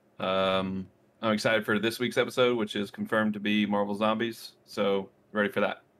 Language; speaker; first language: English; native; English